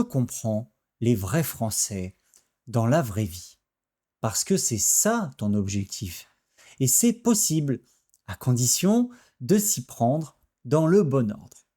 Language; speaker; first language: French; native; French